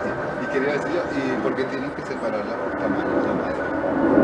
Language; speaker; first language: Spanish; native; Spanish